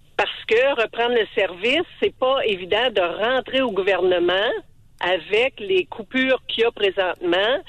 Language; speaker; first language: French; native; French